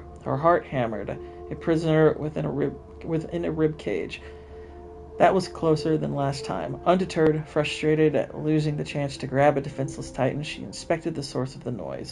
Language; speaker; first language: English; native; English